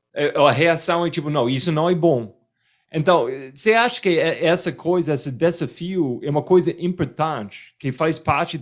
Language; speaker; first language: Portuguese; non-native, fluent; English